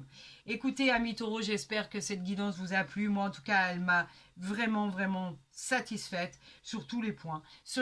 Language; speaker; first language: French; native; French